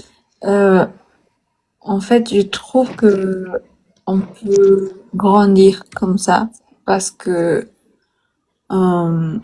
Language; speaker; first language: French; non-native, learner; Spanish